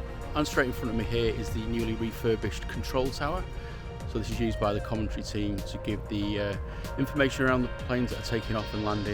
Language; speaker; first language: English; native; English